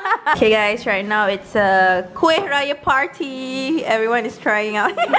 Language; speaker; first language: English; non-native, local second language; Malay